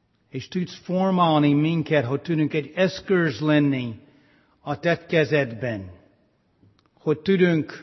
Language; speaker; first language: Hungarian; non-native, fluent; English